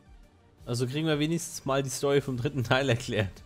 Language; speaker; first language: German; native; German